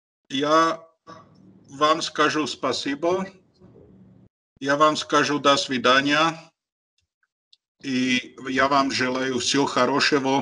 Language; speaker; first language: Russian; non-native, learner; Slovak